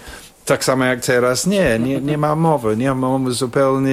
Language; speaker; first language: Polish; non-native, fluent; English